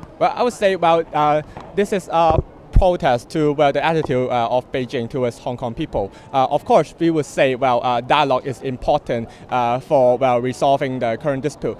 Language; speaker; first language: English; non-native, local second language; Cantonese